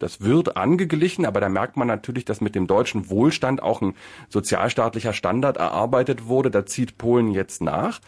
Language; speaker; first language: German; native; German